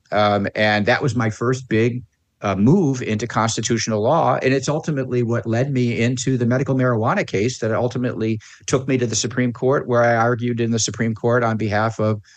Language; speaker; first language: English; native; English